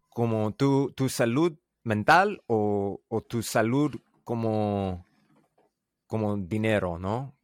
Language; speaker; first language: Spanish; non-native, learner; English